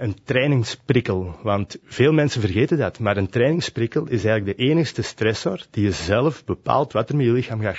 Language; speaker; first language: Dutch; native; Dutch